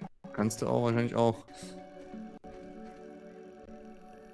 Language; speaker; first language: German; native; German